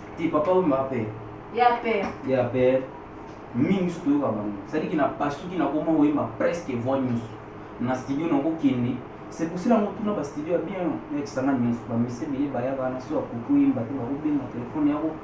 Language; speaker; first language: Lingala; native; Lingala